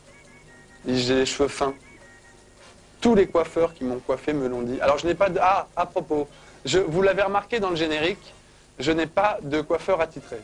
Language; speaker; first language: French; native; French